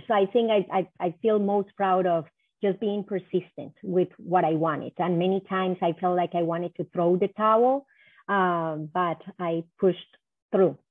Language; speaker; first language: English; non-native, fluent; Spanish